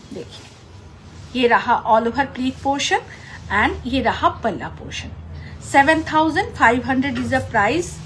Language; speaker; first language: Hindi; non-native, local second language; Bangla